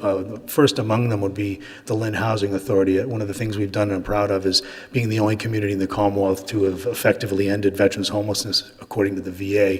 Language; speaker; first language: English; native; English